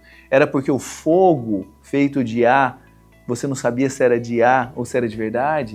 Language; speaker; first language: Portuguese; native; Portuguese